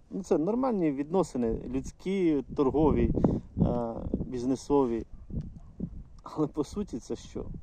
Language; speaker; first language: Ukrainian; non-native, local second language; Russian